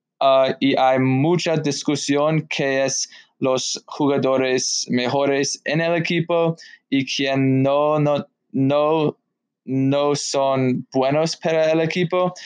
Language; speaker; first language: Spanish; non-native, learner; English